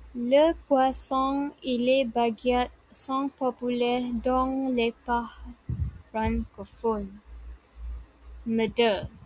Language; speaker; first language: French; non-native, learner; Malay